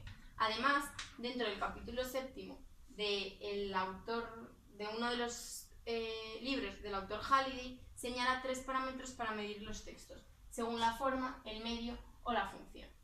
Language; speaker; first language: Spanish; native; Spanish